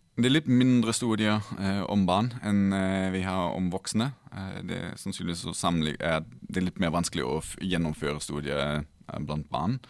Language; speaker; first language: Norwegian; non-native, fluent; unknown